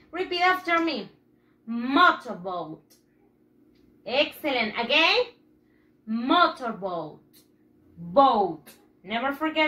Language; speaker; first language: English; non-native, fluent; Spanish